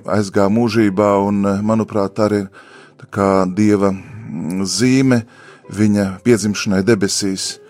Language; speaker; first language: Latvian; native; Latvian